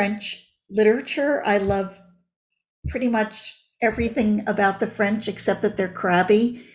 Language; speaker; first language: English; native; English